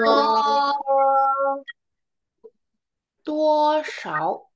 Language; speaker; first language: Chinese; non-native, learner; Indonesian